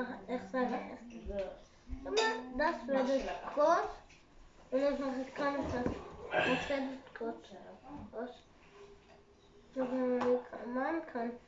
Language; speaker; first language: German; early bilingual, other home language; Urdu